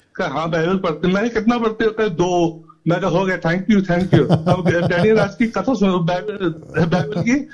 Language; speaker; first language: Hindi; native; Hindi